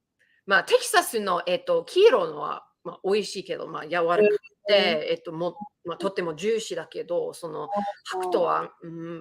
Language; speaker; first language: Japanese; early bilingual, heritage; Japanese